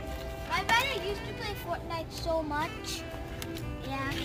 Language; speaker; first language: English; native; English